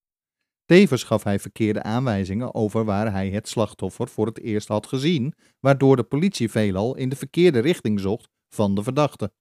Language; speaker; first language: Dutch; native; Dutch